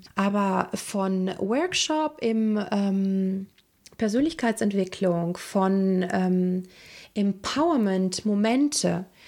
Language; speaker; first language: German; non-native, fluent; Italian